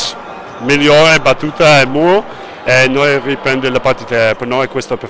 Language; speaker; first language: Italian; non-native, learner; English